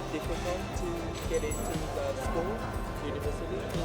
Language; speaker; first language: English; non-native, learner; Japanese